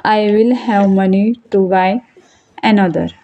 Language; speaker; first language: English; non-native, local second language; Marathi